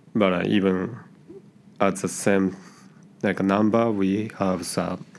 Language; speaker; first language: English; non-native, learner; Japanese